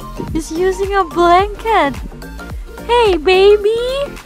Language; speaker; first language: English; non-native, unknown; Indonesian